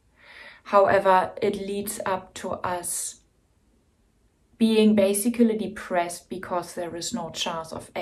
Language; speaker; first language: English; non-native, fluent; German